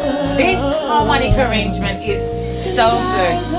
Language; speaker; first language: English; native; English